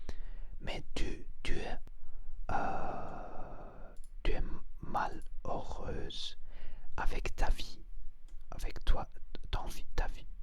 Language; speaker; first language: French; non-native, learner; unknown